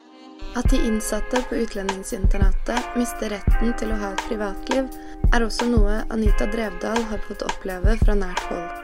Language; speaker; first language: Norwegian; native; Norwegian